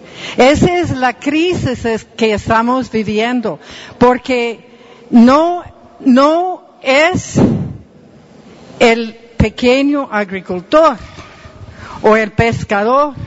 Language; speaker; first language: Spanish; non-native, fluent; English